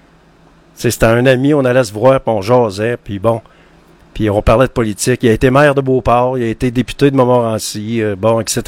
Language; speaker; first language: French; native; French